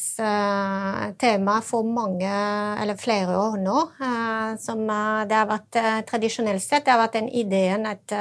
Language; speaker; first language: Norwegian; non-native, fluent; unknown